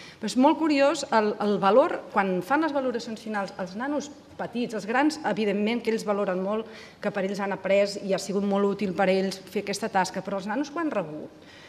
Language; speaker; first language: Catalan; native; Catalan